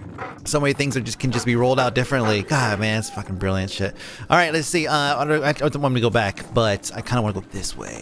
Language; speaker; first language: English; native; English